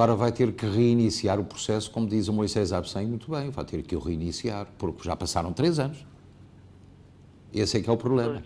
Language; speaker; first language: Portuguese; native; Portuguese